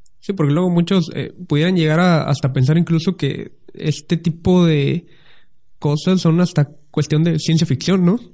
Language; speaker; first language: Spanish; native; Spanish